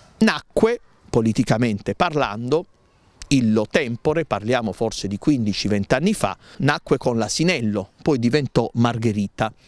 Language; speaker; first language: Italian; native; Italian